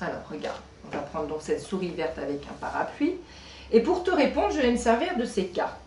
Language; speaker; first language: French; native; French